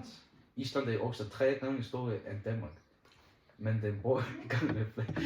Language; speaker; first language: Danish; non-native, learner; Icelandic